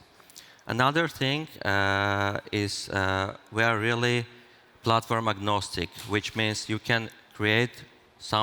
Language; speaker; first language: English; non-native, fluent; Armenian